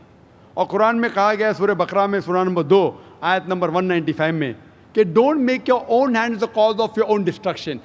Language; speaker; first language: Hindi; native; Hindi